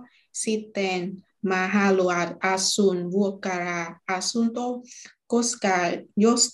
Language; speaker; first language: Finnish; non-native, learner; Vietnamese